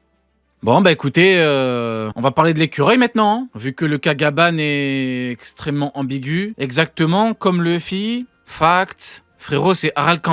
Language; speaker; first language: French; native; French